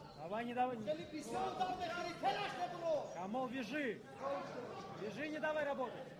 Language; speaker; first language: Russian; non-native, local second language; Tajik